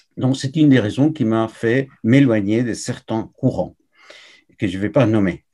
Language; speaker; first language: French; non-native, fluent; Spanish